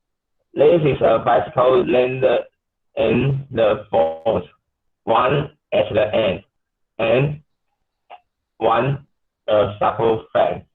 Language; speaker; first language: English; non-native, learner; Chinese